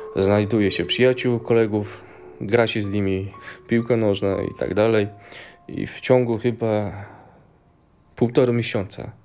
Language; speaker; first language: Polish; early bilingual, other home language; Mongolian